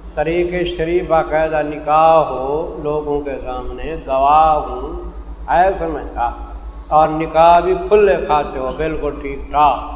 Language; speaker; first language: Urdu; native; Urdu